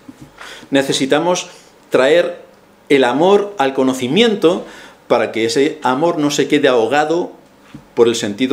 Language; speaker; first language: Spanish; native; Spanish